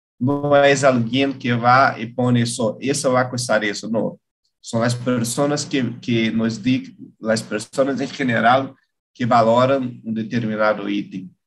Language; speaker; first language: Spanish; non-native, learner; Portuguese